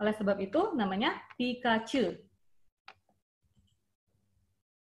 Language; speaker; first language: Indonesian; native; Indonesian